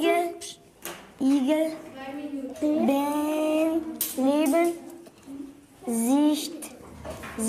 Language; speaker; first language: German; early bilingual, other home language; Kurdish